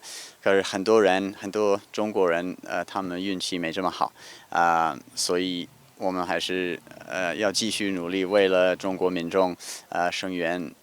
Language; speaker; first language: Chinese; non-native, fluent; English